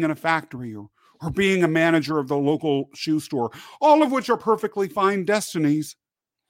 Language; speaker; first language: English; native; English